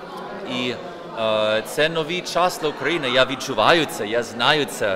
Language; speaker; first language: Ukrainian; early bilingual, heritage; Ukrainian